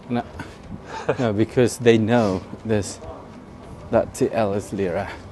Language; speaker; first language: English; non-native, fluent; Indonesian